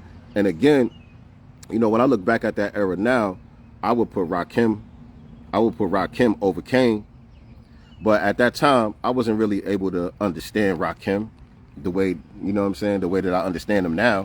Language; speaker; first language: English; native; English